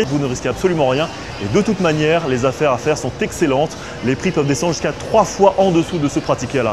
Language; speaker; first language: French; native; French